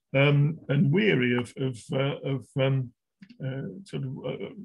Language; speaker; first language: English; native; English